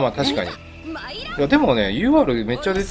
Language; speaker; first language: Japanese; native; Japanese